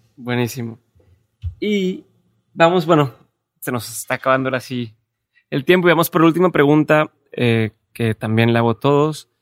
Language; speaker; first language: Spanish; native; Spanish